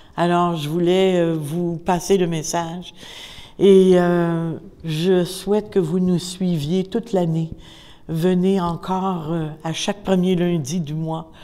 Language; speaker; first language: French; native; French